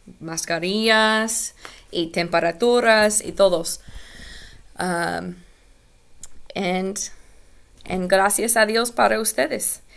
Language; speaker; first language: Spanish; non-native, learner; English